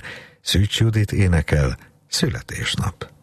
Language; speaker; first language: Hungarian; native; Hungarian